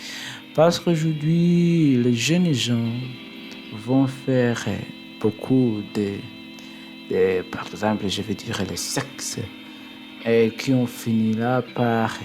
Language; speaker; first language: French; non-native, learner; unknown